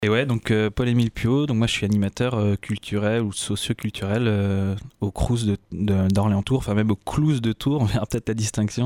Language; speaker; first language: French; native; French